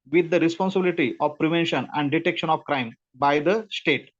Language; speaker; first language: English; non-native, local second language; Marathi